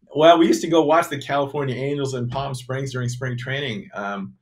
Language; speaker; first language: English; native; English